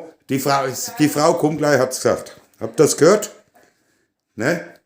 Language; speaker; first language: German; native; German